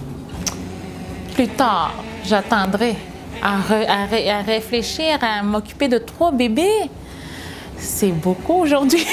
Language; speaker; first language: French; non-native, local second language; Innu-aimun